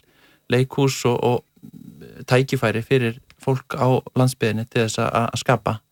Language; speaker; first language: Icelandic; native; Icelandic